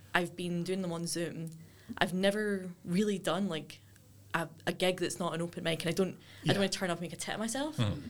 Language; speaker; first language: English; native; English